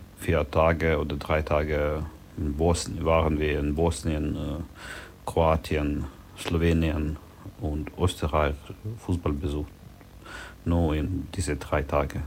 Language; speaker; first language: German; non-native, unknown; Russian